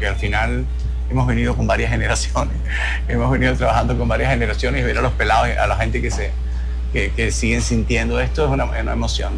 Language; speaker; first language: Spanish; native; Spanish